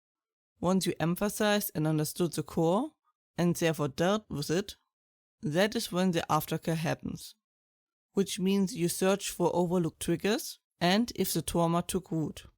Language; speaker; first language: English; non-native, fluent; German